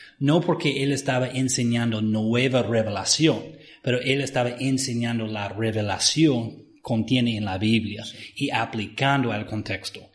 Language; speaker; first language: Spanish; non-native, fluent; English